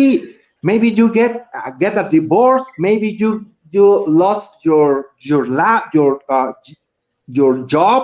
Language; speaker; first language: English; non-native, learner; Spanish